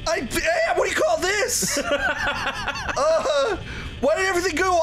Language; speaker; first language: English; native; English